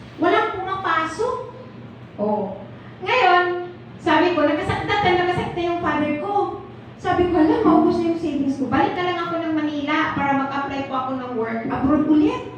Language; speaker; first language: Filipino; non-native, local second language; Cebuano